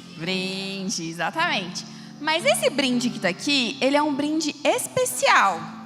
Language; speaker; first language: Portuguese; native; Portuguese